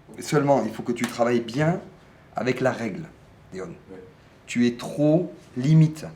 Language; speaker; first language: French; native; French